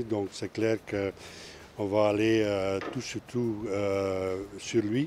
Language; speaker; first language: French; non-native, local second language; Dutch